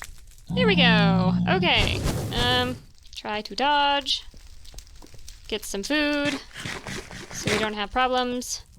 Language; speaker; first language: English; native; English